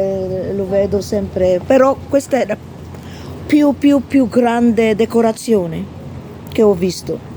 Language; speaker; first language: Italian; non-native, learner; Filipino